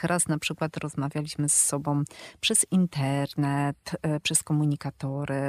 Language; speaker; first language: Polish; native; Polish